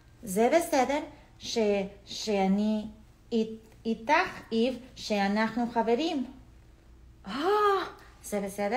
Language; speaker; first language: Hebrew; non-native, fluent; English